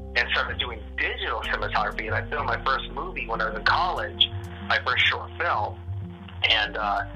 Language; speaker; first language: English; native; English